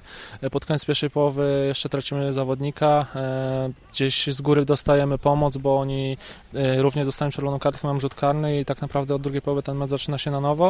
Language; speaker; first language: Polish; native; Polish